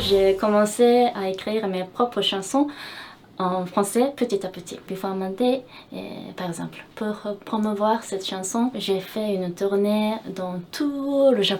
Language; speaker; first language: French; non-native, fluent; Japanese